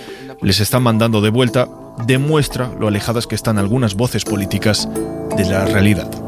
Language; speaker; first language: Spanish; native; Spanish